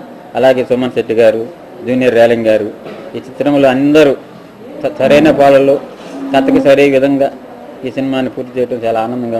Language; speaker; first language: Telugu; native; Telugu